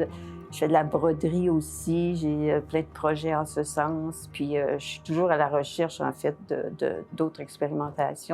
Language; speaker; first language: French; native; French